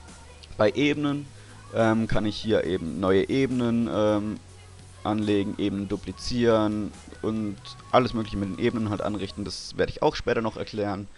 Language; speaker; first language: German; native; German